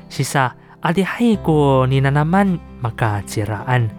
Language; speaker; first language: Chinese; non-native, local second language; Amis